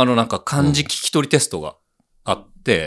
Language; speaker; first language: Japanese; native; Japanese